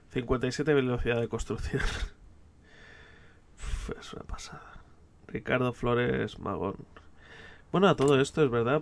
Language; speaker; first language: Spanish; native; Spanish